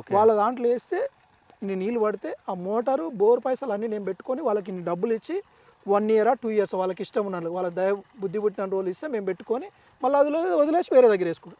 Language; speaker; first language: Telugu; native; Telugu